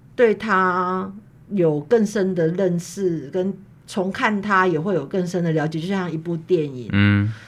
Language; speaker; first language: Chinese; native; Chinese